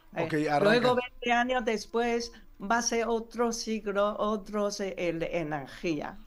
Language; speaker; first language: Spanish; non-native, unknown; Chinese